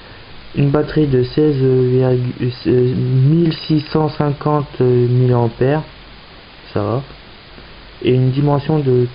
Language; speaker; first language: French; native; French